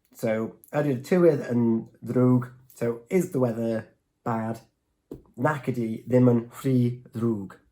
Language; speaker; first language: Welsh; non-native, learner; English